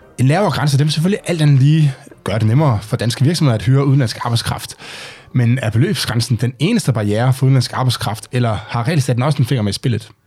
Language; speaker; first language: Danish; native; Danish